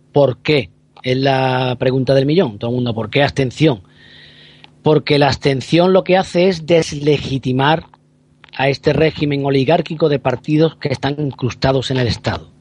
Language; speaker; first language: Spanish; native; Spanish